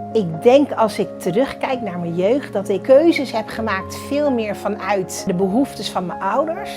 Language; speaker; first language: Dutch; early bilingual, other home language; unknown